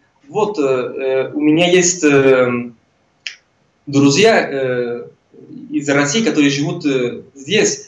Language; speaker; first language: Russian; non-native, fluent; Spanish